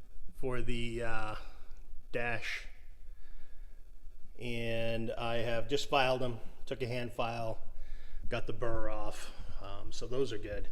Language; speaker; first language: English; native; English